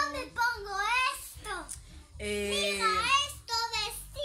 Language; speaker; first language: Spanish; early bilingual, heritage; Spanish